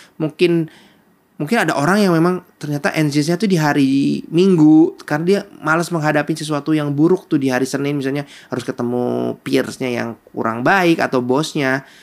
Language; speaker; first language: Indonesian; native; Indonesian